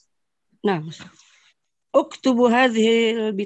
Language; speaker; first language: Arabic; non-native, learner; Indonesian